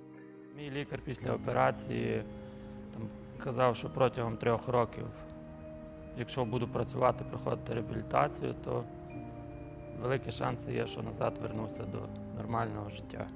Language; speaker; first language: Ukrainian; native; Ukrainian